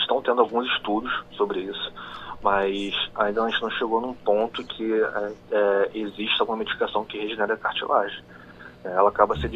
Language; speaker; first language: Portuguese; native; Portuguese